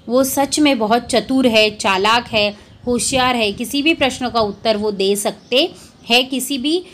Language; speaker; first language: Hindi; non-native, local second language; Marathi